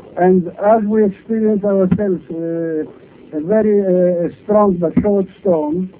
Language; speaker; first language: English; non-native, fluent; Greek